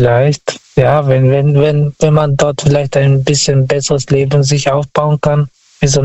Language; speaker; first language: German; non-native, fluent; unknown